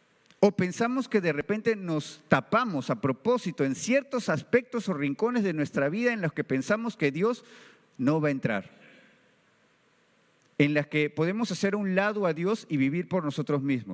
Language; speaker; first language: Spanish; native; Spanish